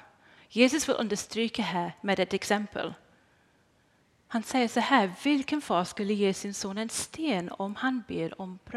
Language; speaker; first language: Swedish; non-native, fluent; English